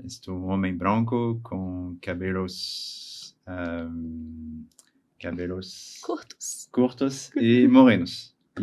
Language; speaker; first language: Portuguese; non-native, learner; French